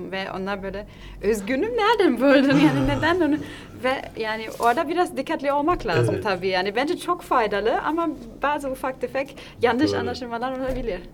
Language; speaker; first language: Turkish; non-native, fluent; German